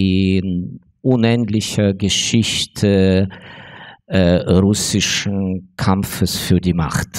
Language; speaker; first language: German; non-native, fluent; Ukrainian